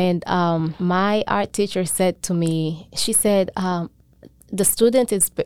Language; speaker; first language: English; non-native, fluent; Mandingo